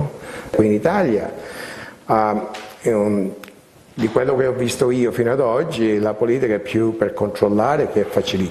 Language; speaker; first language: Italian; early bilingual, heritage; Italian